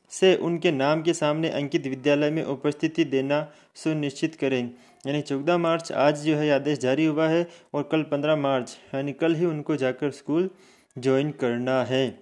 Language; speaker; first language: Hindi; native; Hindi